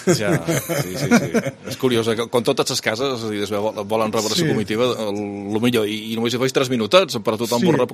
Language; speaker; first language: Catalan; native; Catalan